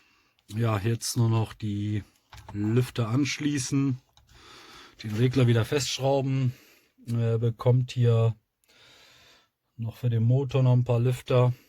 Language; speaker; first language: German; native; German